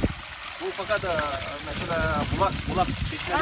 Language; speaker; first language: Turkish; non-native, local second language; Kazakh